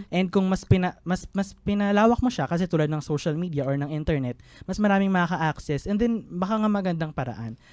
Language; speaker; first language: Filipino; native; Filipino